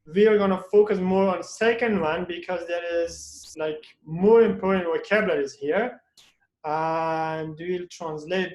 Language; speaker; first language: English; non-native, fluent; Persian